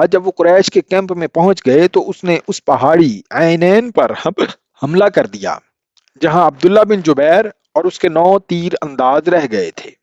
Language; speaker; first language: Urdu; native; Urdu